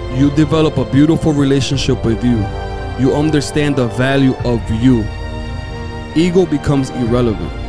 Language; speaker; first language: English; early bilingual, other home language; Spanish